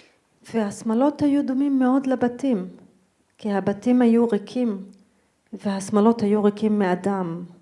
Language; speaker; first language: Hebrew; non-native, local second language; Arabic